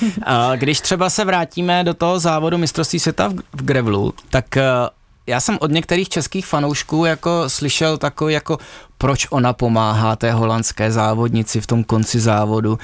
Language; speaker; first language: Czech; native; Czech